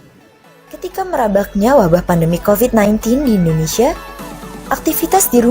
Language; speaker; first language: Indonesian; native; Indonesian